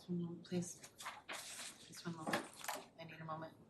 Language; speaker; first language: English; native; English